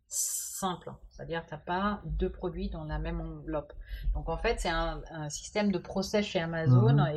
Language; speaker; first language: French; non-native, fluent; German